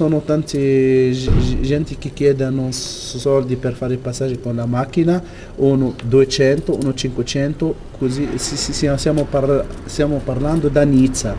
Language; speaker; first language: Italian; non-native, learner; Arabic